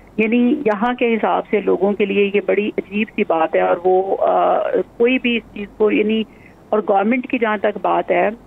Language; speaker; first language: Urdu; non-native, local second language; Punjabi